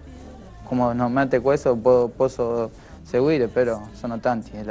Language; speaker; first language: Italian; non-native, fluent; Spanish